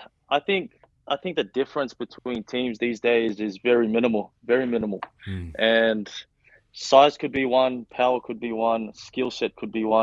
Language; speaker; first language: English; non-native, local second language; Fijian